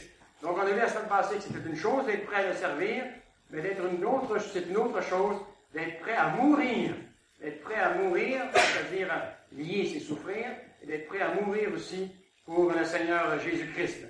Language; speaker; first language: French; native; French